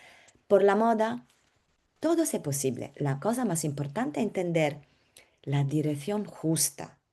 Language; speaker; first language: Spanish; non-native, learner; Italian